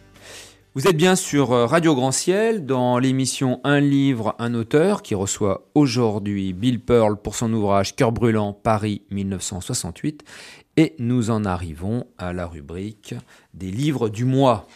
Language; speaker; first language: French; native; French